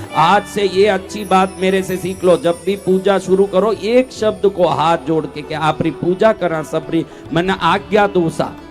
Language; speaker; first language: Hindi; non-native, local second language; Marwari